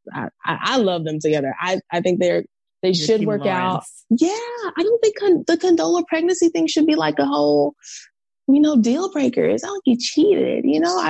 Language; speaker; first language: English; native; English